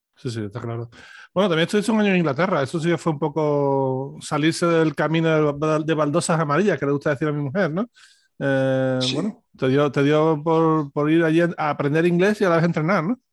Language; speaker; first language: Spanish; native; Spanish